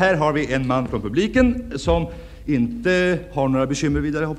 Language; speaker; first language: Swedish; native; Swedish